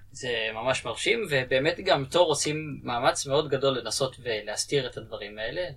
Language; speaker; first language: Hebrew; native; Hebrew